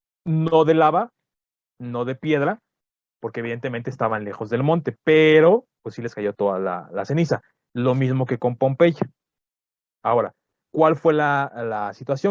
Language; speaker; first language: Spanish; native; Spanish